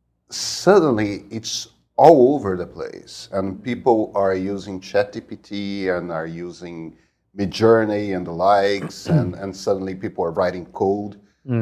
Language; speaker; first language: English; non-native, fluent; Portuguese